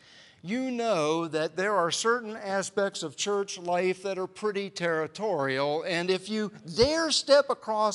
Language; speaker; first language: English; native; English